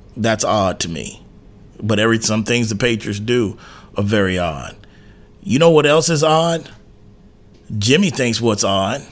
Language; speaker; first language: English; native; English